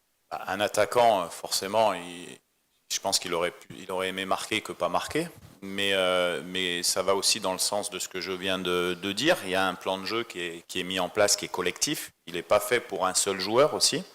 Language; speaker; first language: French; native; French